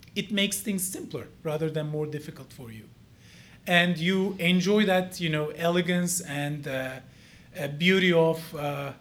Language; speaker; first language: English; non-native, fluent; Turkish